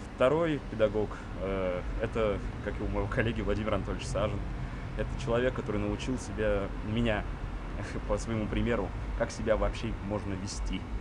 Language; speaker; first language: Russian; native; Russian